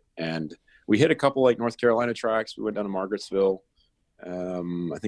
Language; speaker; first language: English; native; English